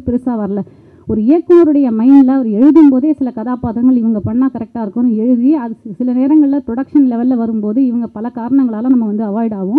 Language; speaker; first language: Tamil; native; Tamil